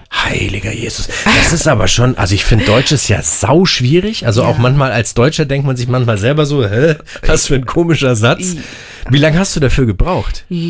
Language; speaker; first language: German; native; German